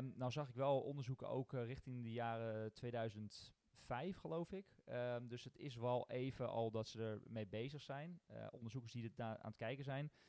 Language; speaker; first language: Dutch; native; Dutch